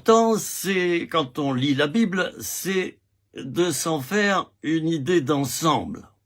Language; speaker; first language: French; native; French